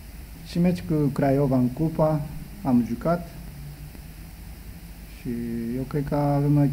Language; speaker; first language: Romanian; non-native, learner; Japanese